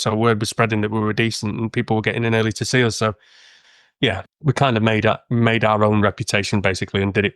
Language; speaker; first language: English; native; English